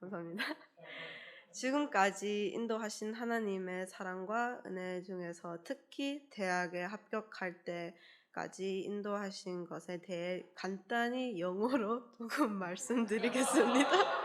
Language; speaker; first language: Korean; early bilingual, heritage; Korean